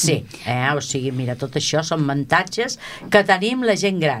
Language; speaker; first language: Catalan; native; Catalan